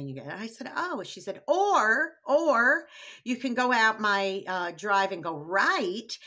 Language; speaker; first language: English; native; English